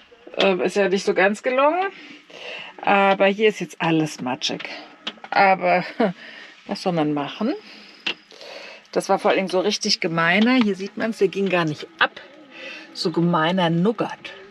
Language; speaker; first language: German; native; German